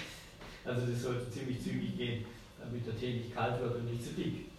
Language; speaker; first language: German; native; German